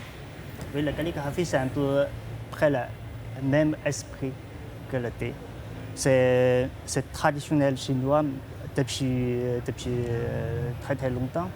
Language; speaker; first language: French; non-native, fluent; Chinese